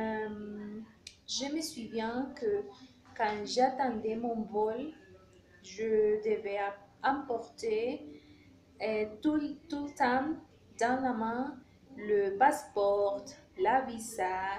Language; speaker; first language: French; non-native, learner; Spanish